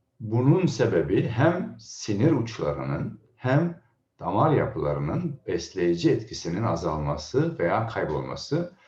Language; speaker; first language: Turkish; native; Turkish